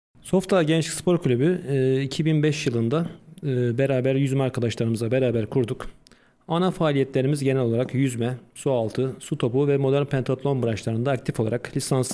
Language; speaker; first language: Turkish; native; Turkish